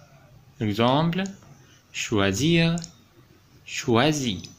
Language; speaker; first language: French; non-native, fluent; Arabic